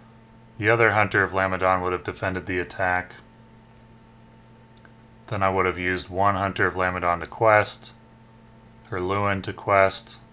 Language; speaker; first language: English; native; English